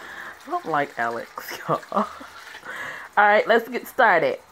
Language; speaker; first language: English; native; English